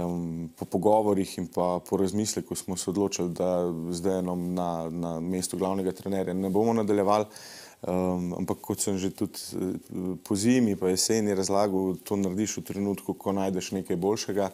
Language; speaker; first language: Slovenian; native; Slovenian